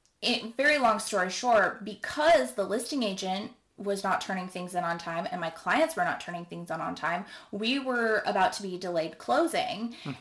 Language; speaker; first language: English; native; English